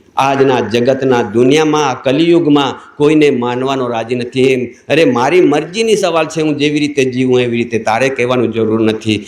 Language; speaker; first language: Gujarati; non-native, local second language; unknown